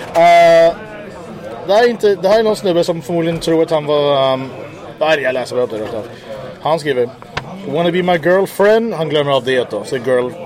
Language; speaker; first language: Swedish; early bilingual, other home language; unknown